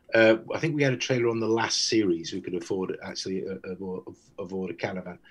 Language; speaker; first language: English; native; English